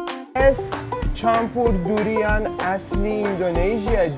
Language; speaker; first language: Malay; non-native, learner; Persian